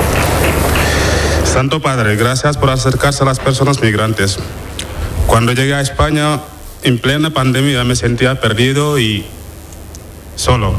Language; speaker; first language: Spanish; non-native, fluent; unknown